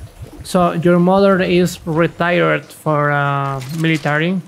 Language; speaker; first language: English; non-native, learner; Spanish